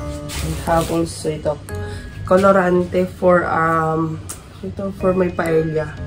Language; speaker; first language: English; non-native, local second language; Filipino